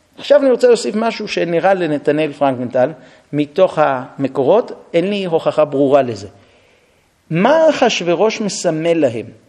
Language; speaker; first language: Hebrew; non-native, fluent; English